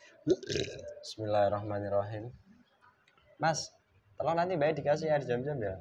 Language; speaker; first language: Indonesian; native; Indonesian